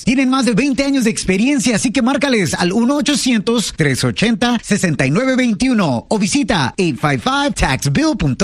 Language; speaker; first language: Spanish; early bilingual, other home language; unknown